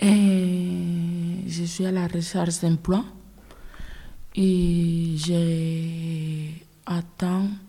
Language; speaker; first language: French; non-native, learner; Spanish